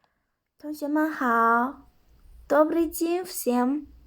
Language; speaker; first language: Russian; non-native, local second language; Kyrgyz